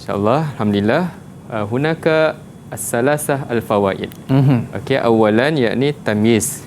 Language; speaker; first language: Arabic; non-native, fluent; Malay